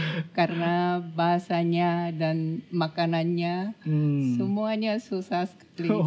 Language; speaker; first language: Indonesian; non-native, fluent; Korean